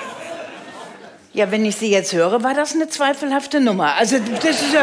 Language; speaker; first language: German; native; German